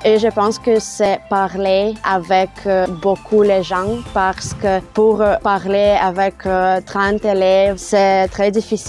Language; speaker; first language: French; non-native, learner; Russian